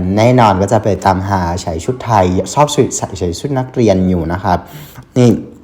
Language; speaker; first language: Thai; non-native, fluent; Vietnamese